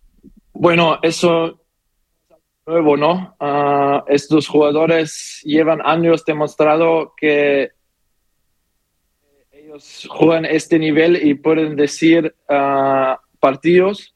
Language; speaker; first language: Spanish; non-native, learner; German